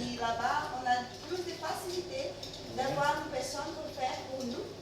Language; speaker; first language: French; non-native, learner; Portuguese